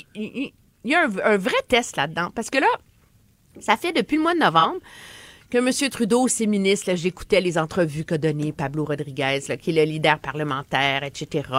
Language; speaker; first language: French; native; French